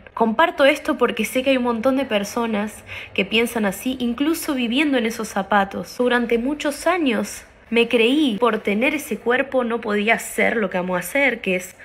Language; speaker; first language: Spanish; native; Spanish